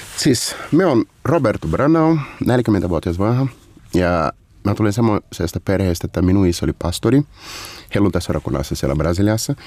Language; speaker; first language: Finnish; non-native, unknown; Portuguese